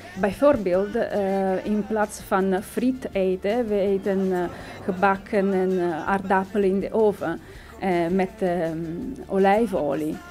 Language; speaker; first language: Dutch; non-native, fluent; Italian